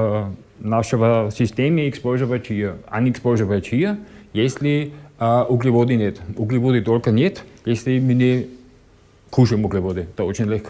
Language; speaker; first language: Russian; non-native, learner; German